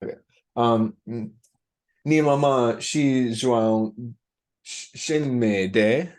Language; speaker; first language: Chinese; non-native, learner; English